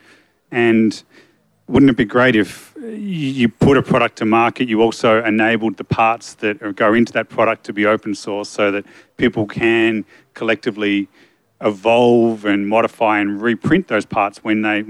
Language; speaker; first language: English; native; English